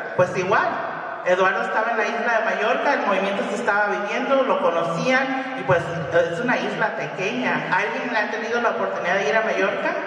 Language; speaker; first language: Spanish; early bilingual, heritage; Spanish